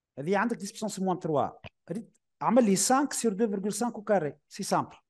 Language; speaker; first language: French; non-native, local second language; Arabic